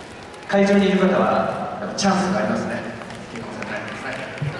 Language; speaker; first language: Japanese; native; Japanese